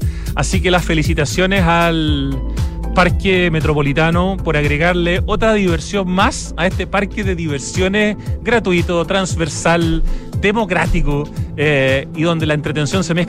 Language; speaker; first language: Spanish; native; Spanish